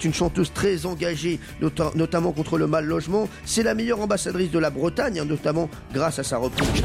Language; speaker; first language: French; native; French